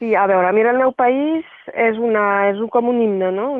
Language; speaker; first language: Catalan; non-native, local second language; French